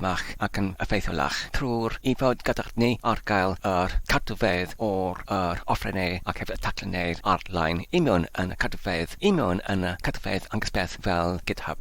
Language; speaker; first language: Welsh; non-native, learner; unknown